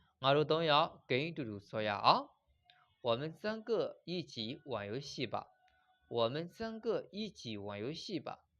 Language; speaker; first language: Chinese; non-native, fluent; Burmese